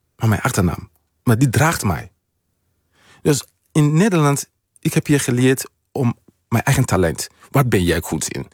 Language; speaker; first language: Dutch; non-native, fluent; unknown